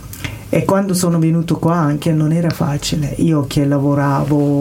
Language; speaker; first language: Italian; non-native, learner; Persian